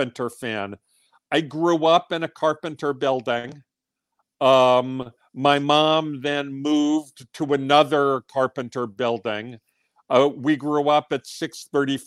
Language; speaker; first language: English; native; English